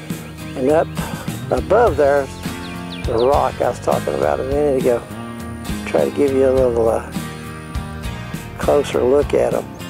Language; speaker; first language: English; native; English